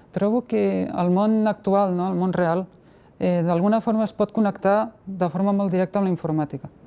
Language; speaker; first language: Catalan; native; Catalan